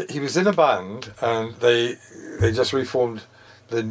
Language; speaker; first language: English; native; English